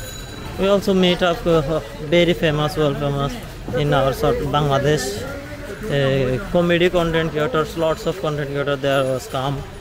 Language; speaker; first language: English; non-native, learner; Bangla